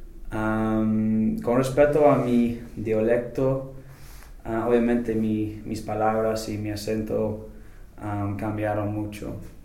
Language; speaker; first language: Spanish; non-native, fluent; English